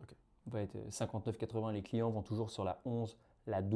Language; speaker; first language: French; native; French